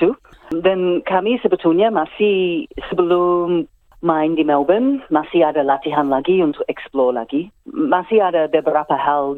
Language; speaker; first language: Indonesian; non-native, fluent; English